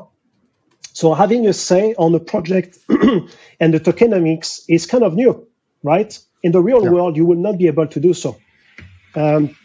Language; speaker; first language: English; non-native, fluent; French